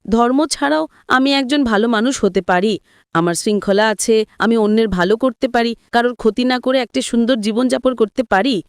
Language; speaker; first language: Bangla; non-native, fluent; Italian